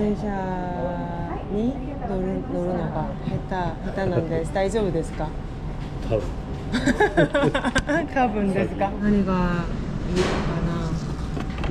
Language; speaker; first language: Japanese; non-native, learner; Korean